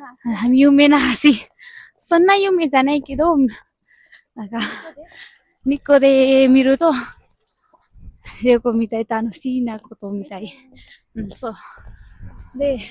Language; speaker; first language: Japanese; non-native, learner; Nepali